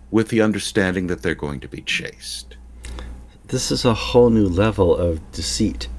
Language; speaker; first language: English; native; English